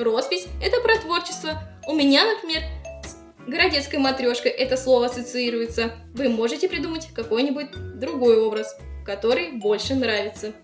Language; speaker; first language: Russian; native; Russian